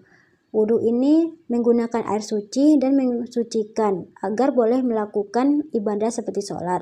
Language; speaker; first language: Indonesian; native; Indonesian